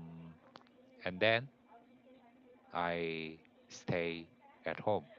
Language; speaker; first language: English; non-native, learner; Korean